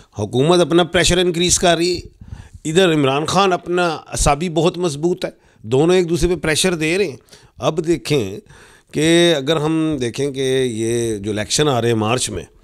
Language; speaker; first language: Urdu; non-native, local second language; Punjabi